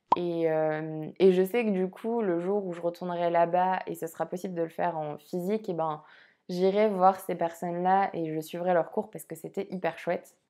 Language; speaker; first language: French; native; French